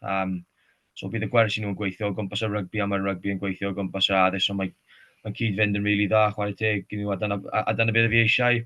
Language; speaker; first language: Welsh; native; Welsh